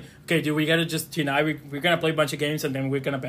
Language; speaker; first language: English; non-native, fluent; Spanish